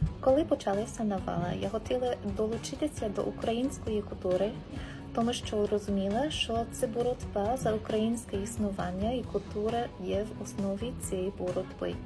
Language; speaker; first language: Ukrainian; non-native, learner; English